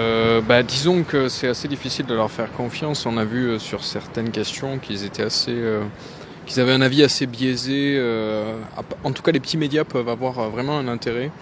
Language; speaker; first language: French; native; French